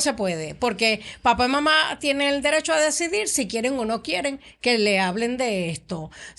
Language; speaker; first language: Spanish; native; Spanish